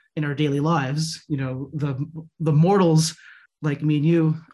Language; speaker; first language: English; native; English